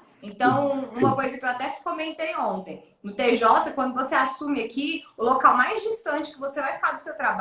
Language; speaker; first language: Portuguese; native; Portuguese